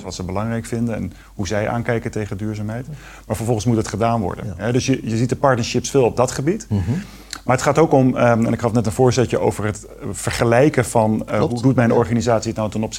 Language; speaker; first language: Dutch; native; Dutch